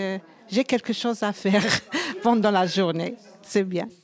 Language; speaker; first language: French; non-native, learner; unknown